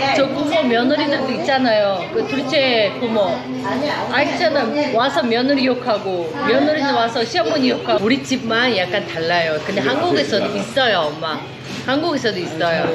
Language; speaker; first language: Korean; non-native, fluent; Uzbek